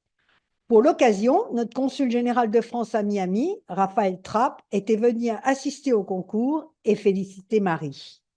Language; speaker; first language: French; native; French